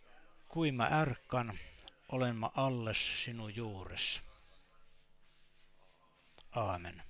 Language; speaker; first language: Finnish; non-native, learner; Estonian